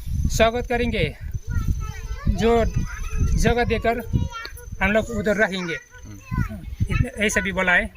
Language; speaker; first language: Hindi; non-native, local second language; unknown